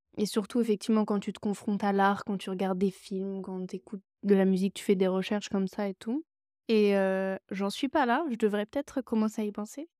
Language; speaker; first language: French; native; French